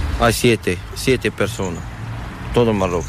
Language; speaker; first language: Spanish; non-native, learner; Arabic